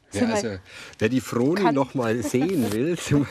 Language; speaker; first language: German; native; German